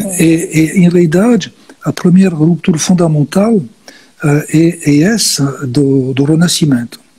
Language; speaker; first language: Portuguese; non-native, fluent; French